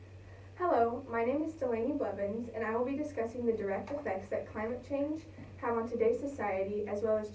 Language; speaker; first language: English; native; English